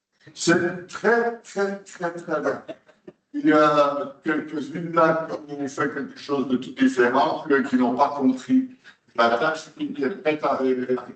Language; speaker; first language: French; non-native, local second language; Dutch